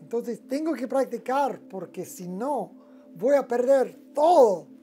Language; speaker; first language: Spanish; non-native, learner; English